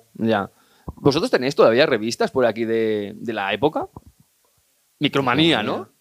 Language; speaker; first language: Spanish; native; Spanish